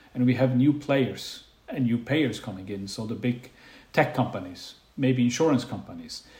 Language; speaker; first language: English; non-native, fluent; Faroese